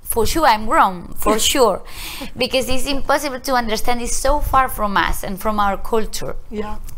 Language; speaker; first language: English; non-native, learner; Spanish